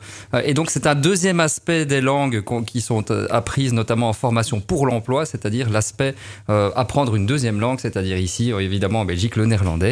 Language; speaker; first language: French; native; French